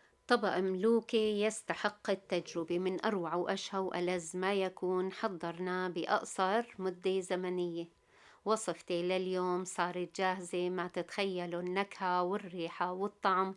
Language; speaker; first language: Arabic; native; Arabic